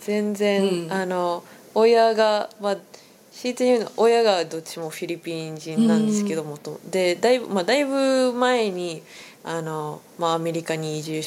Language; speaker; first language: Japanese; non-native, fluent; English